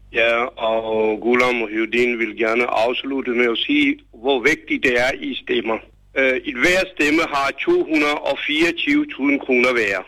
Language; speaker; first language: Danish; non-native, fluent; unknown